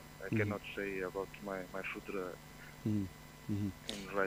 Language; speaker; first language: English; non-native, fluent; Portuguese